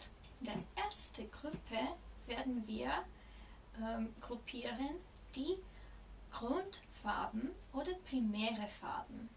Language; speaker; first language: German; non-native, fluent; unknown